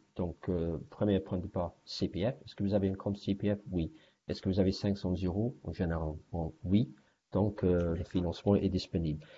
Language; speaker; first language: French; non-native, fluent; English